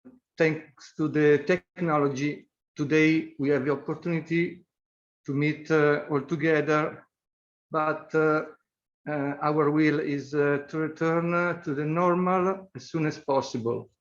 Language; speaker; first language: English; non-native, fluent; Italian